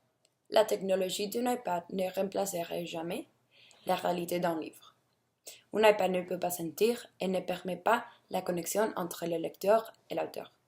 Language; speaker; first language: French; non-native, learner; Spanish